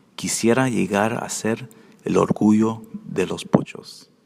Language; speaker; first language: Spanish; early bilingual, heritage; Spanish